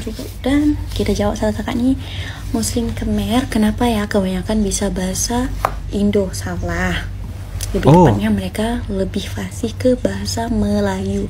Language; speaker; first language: Indonesian; non-native, fluent; Western Cham